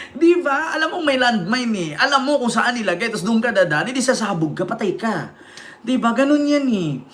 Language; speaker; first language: Filipino; non-native, local second language; Cebuano